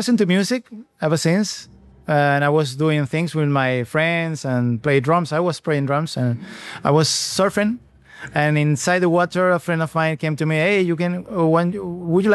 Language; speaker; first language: English; non-native, fluent; Spanish